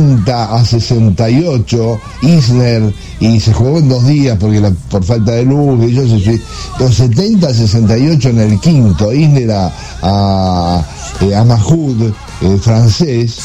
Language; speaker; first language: Spanish; native; Spanish